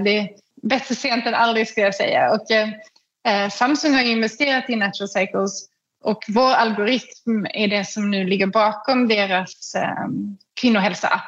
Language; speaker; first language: Swedish; native; Swedish